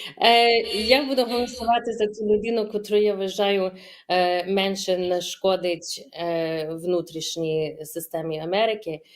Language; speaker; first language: Ukrainian; early bilingual, heritage; Ukrainian